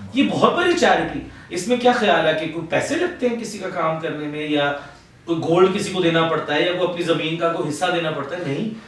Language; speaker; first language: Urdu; native; Urdu